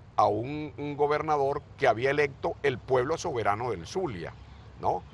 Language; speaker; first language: Spanish; native; Spanish